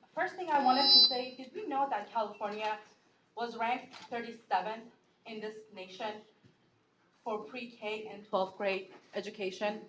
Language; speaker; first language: English; non-native, fluent; Persian